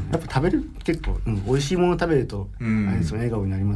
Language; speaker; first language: Japanese; native; Japanese